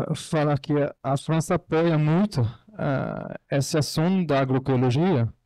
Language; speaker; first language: Portuguese; non-native, fluent; French